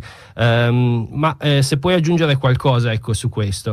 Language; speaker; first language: Italian; native; Italian